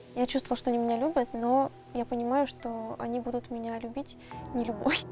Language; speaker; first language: Russian; early bilingual, other home language; Armenian